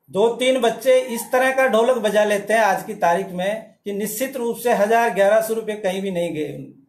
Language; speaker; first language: Hindi; native; Hindi